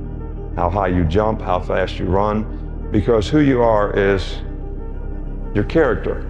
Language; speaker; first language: English; native; English